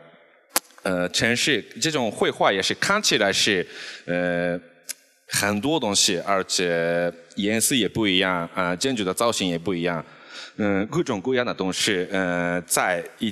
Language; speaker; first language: Chinese; non-native, fluent; Japanese